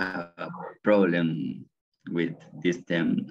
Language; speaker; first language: English; non-native, learner; Spanish